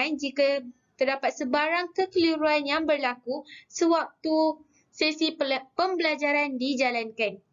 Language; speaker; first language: Malay; native; Malay